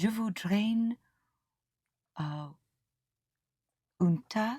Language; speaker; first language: French; non-native, learner; English